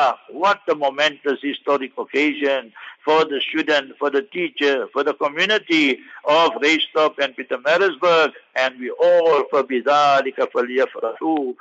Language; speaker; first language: English; native; English